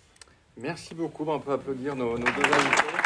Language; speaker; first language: French; native; French